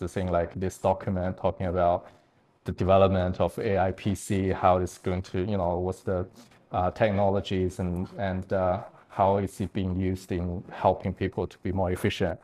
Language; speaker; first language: English; non-native, fluent; Chinese